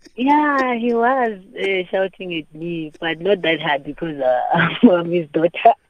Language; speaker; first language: English; non-native, local second language; Xhosa